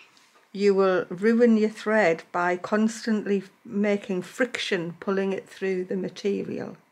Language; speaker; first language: English; native; English